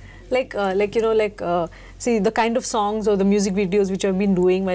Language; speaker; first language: English; non-native, local second language; Malayalam